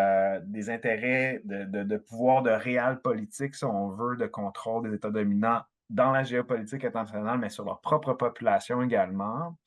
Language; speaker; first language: French; native; French